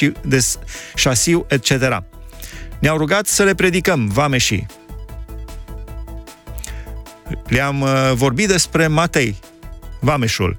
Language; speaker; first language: Romanian; native; Romanian